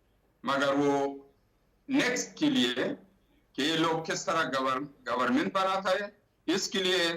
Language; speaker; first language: Hindi; non-native, learner; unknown